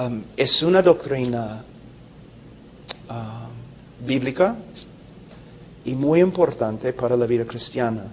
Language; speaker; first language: Spanish; non-native, fluent; English